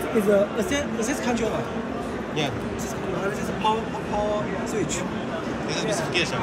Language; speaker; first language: English; non-native, learner; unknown